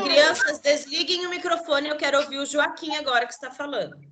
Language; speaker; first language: Portuguese; native; Portuguese